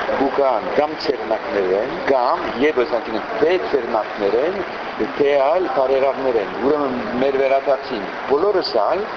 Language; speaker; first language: Armenian; early bilingual, heritage; Armenian